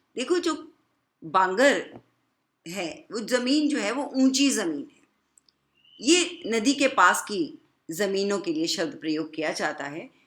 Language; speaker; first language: Hindi; native; Hindi